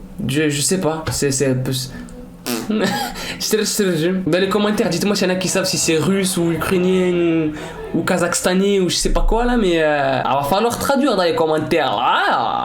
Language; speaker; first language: French; native; French